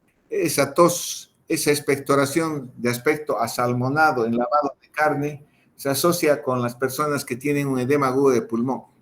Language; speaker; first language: Spanish; native; Spanish